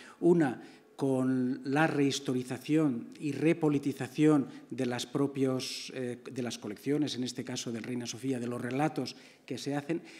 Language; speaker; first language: Spanish; native; Spanish